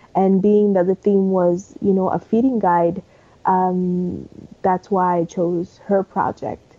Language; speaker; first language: English; early bilingual, other home language; Spanish